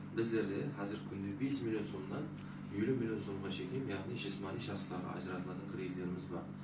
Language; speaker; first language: Uzbek; non-native, local second language; Kara-Kalpak